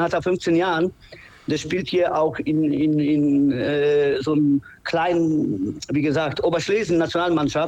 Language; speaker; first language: German; non-native, fluent; Polish